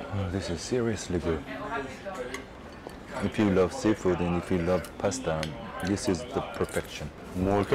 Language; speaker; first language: English; non-native, fluent; Korean